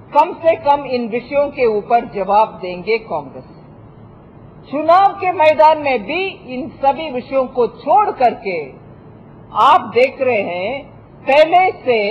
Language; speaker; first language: Hindi; non-native, local second language; Tamil